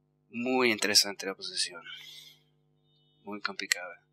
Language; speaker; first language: Spanish; non-native, fluent; English